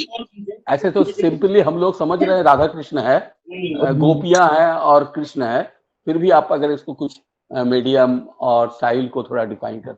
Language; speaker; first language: Hindi; native; Hindi